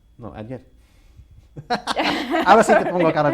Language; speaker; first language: Spanish; non-native, fluent; English